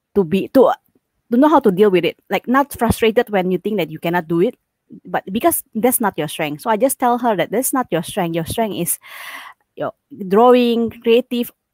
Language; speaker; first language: English; non-native, fluent; Indonesian